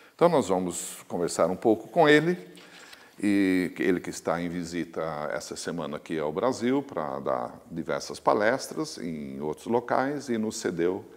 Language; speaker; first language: Portuguese; native; Portuguese